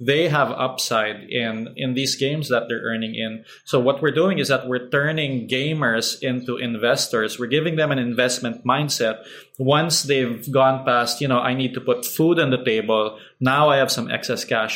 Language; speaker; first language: English; non-native, local second language; Filipino